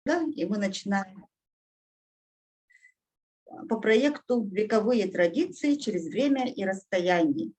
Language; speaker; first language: Russian; native; Russian